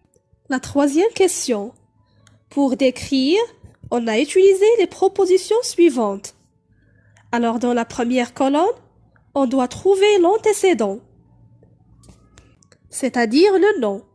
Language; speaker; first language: French; non-native, local second language; Arabic